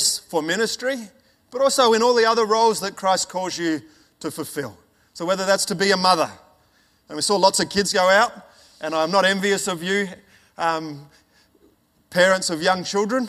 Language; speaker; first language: English; native; English